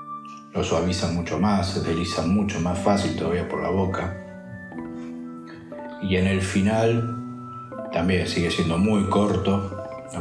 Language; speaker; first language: Spanish; native; Spanish